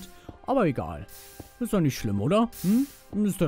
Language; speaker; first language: German; native; German